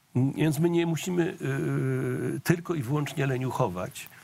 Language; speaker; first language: Polish; native; Polish